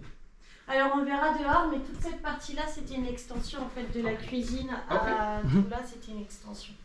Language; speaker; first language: French; native; French